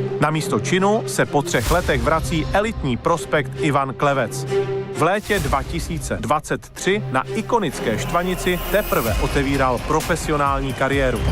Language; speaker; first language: Czech; native; Czech